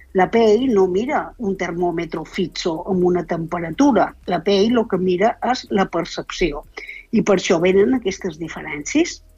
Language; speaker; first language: Catalan; native; Catalan